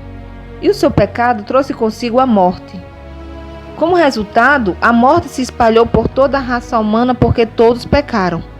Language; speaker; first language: Portuguese; native; Portuguese